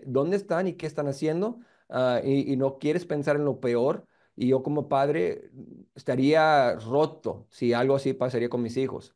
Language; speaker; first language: Spanish; early bilingual, heritage; Spanish